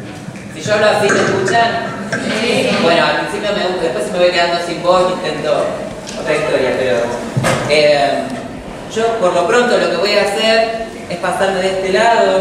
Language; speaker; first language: Spanish; native; Spanish